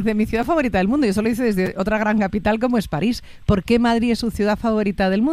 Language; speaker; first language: Spanish; native; Spanish